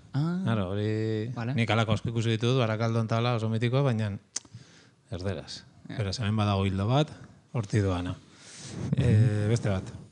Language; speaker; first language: Basque; native; Basque